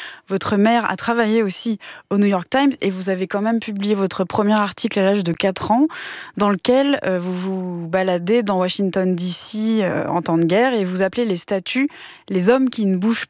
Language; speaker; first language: French; native; French